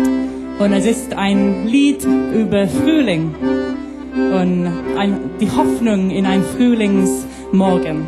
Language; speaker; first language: German; non-native, learner; English